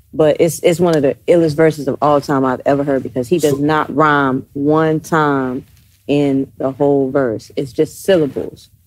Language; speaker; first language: English; native; English